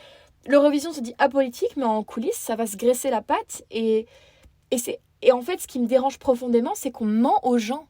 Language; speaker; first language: French; native; French